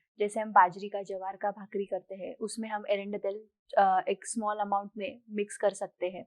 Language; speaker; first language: Hindi; non-native, local second language; Marathi